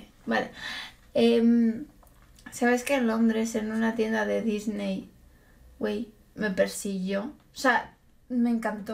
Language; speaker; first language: Spanish; native; Spanish